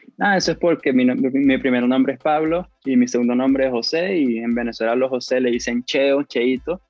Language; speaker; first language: Spanish; native; Spanish